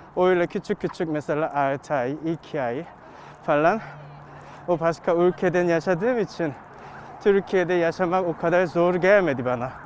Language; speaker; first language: Turkish; non-native, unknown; Korean